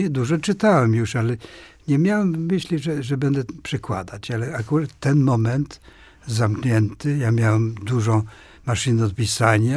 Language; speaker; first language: Polish; non-native, fluent; Swedish